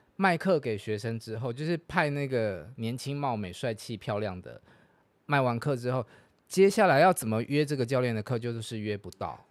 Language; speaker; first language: Chinese; native; Chinese